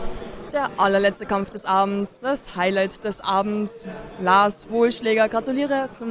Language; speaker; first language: German; native; German